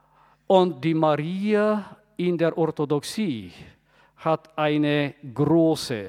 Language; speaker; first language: German; non-native, fluent; Bulgarian